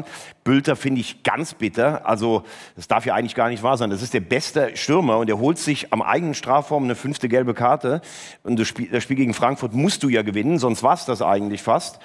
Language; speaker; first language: German; native; German